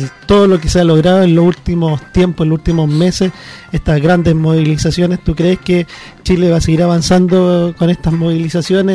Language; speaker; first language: Spanish; native; Spanish